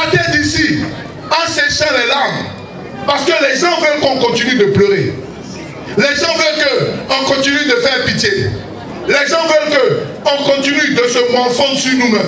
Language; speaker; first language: French; native; French